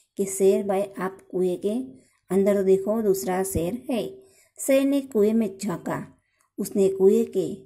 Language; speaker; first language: Hindi; non-native, local second language; Gujarati